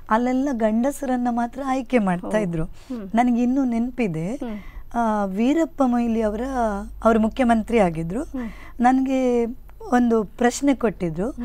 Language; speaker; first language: Kannada; native; Kannada